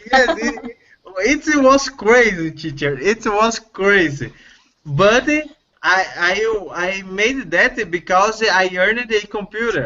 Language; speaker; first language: English; non-native, learner; Portuguese